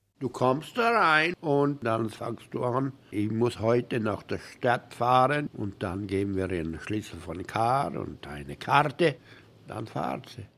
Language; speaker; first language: German; early bilingual, heritage; German